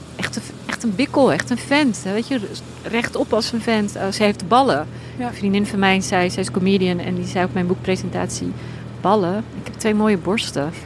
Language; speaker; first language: Dutch; native; Dutch